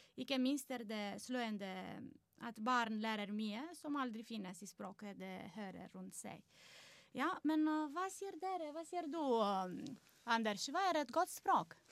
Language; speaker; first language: Norwegian; non-native, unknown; Romanian